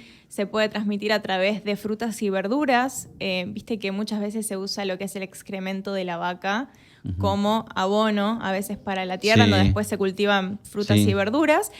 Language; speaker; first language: Spanish; native; Spanish